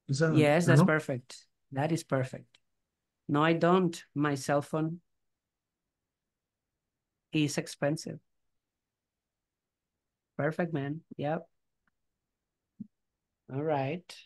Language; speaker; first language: English; non-native, fluent; Spanish